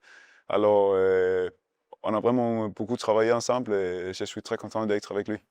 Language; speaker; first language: French; non-native, learner; Danish